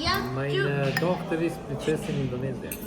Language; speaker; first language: German; non-native, fluent; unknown